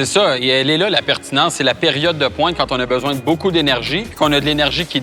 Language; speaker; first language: French; native; French